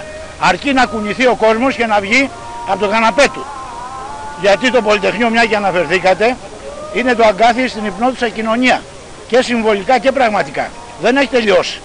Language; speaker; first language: Greek; native; Greek